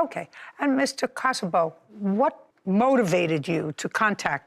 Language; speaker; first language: English; native; English